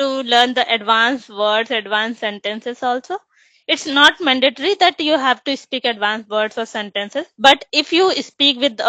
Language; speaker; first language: English; non-native, local second language; Hindi